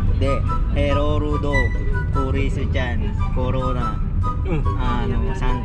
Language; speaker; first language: Japanese; non-native, learner; Filipino